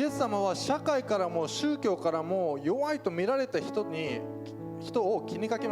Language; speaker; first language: Japanese; native; Japanese